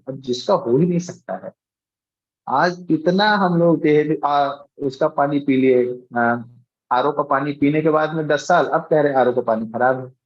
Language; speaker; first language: Hindi; native; Hindi